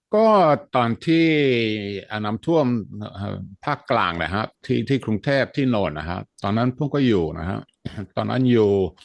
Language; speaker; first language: Thai; non-native, fluent; Dutch